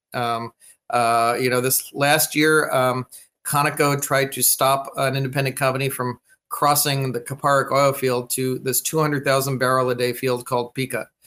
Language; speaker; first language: English; native; English